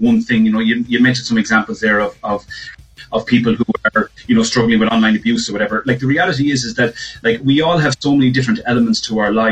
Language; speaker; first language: English; native; English